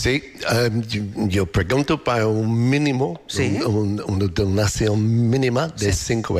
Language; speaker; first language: Spanish; non-native, fluent; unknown